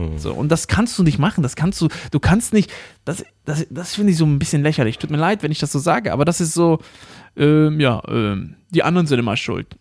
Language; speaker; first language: German; early bilingual, other home language; Arabic